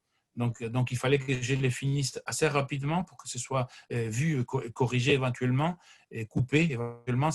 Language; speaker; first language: French; non-native, fluent; Spanish